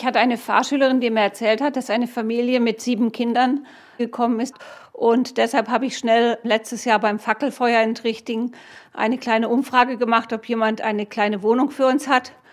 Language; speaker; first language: German; native; German